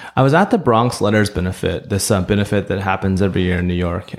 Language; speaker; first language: English; native; English